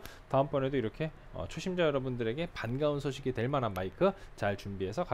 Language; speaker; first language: Korean; native; Korean